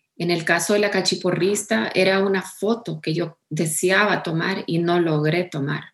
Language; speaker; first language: Spanish; early bilingual, heritage; Spanish